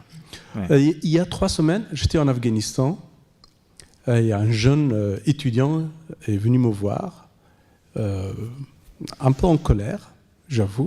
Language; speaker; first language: French; non-native, fluent; Persian